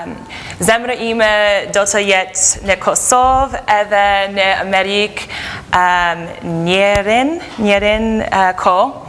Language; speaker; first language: Albanian; non-native, learner; English